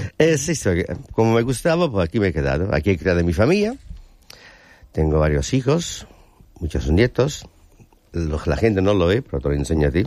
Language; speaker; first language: Spanish; non-native, fluent; Italian